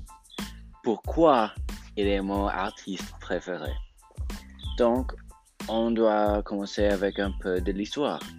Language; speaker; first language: French; non-native, learner; English